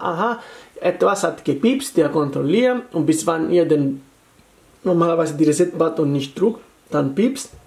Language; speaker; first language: German; non-native, fluent; Italian